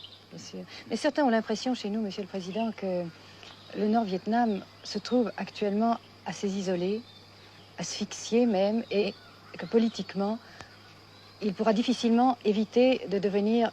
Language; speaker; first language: French; native; French